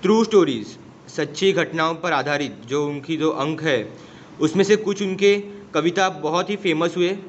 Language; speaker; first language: Hindi; non-native, local second language; Marathi